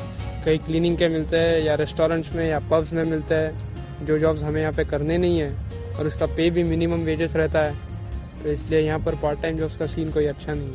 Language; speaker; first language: Hindi; native; Hindi